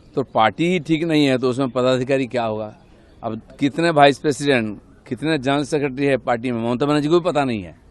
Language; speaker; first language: Hindi; non-native, local second language; Bangla